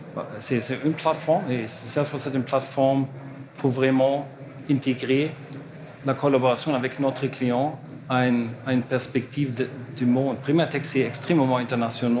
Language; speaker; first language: French; non-native, learner; German